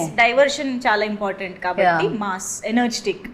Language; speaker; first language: Telugu; native; Telugu